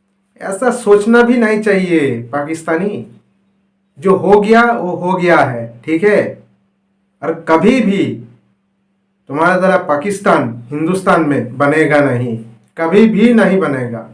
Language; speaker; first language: Hindi; non-native, local second language; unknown